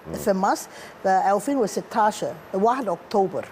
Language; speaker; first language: Arabic; non-native, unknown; Cantonese